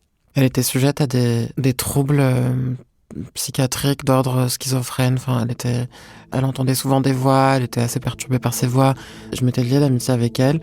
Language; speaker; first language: French; non-native, local second language; Arabic